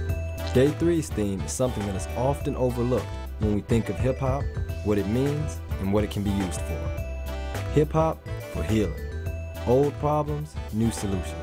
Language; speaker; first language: English; native; English